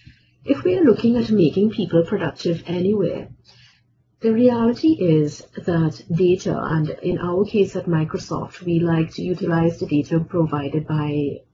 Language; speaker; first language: English; native; English